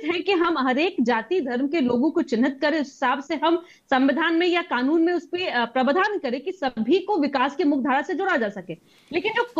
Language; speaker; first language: Hindi; native; Hindi